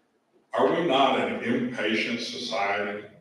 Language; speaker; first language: English; native; English